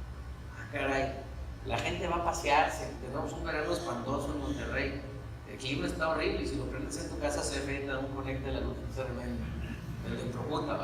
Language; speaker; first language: Spanish; native; Spanish